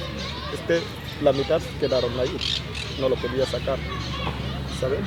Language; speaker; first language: Spanish; non-native, fluent; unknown